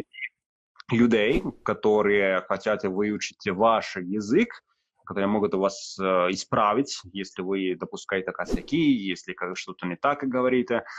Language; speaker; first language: Russian; non-native, fluent; Italian